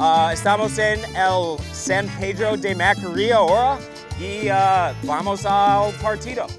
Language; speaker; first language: Spanish; non-native, learner; English